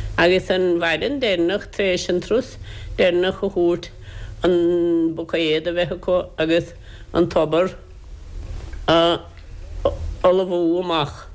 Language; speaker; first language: Irish; native; Irish